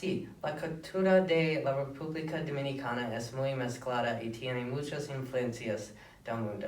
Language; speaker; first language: Spanish; non-native, learner; English